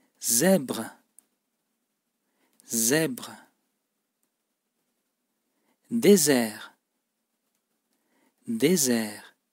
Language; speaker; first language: French; non-native, fluent; Turkish